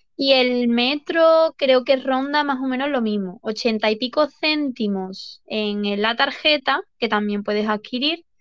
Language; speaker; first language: Spanish; native; Spanish